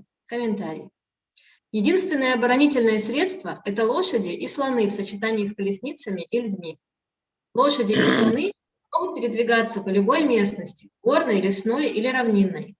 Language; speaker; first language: Russian; native; Russian